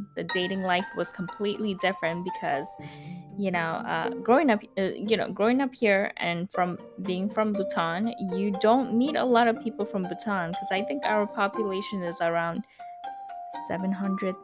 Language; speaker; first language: English; early bilingual, other home language; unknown